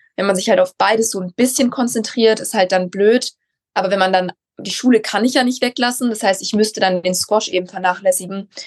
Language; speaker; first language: German; native; German